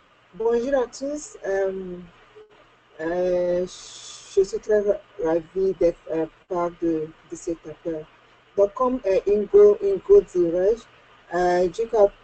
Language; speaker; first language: French; non-native, fluent; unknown